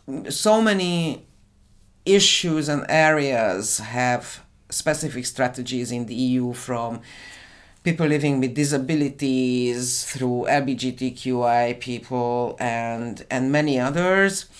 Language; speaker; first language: English; non-native, fluent; Hungarian